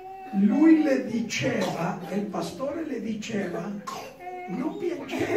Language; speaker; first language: Italian; non-native, learner; Spanish